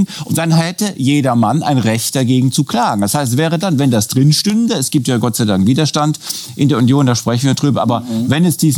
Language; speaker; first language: German; native; German